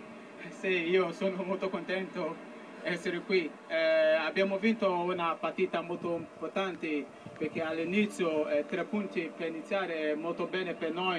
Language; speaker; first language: Italian; non-native, learner; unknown